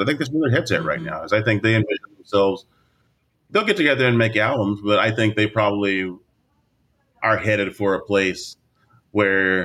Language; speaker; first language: English; native; English